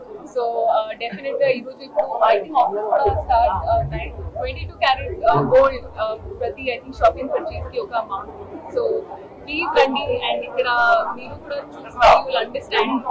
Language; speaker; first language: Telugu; non-native, fluent; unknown